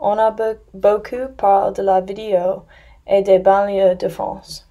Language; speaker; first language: French; non-native, learner; English